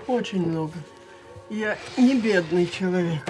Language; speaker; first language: Russian; native; Russian